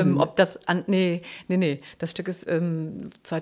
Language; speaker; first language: German; native; German